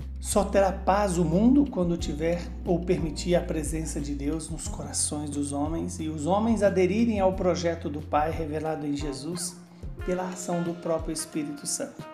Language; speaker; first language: Portuguese; native; Portuguese